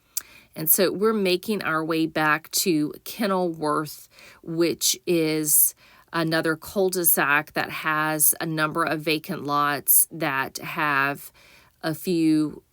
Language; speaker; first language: English; native; English